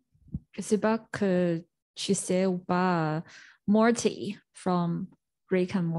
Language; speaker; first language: French; non-native, learner; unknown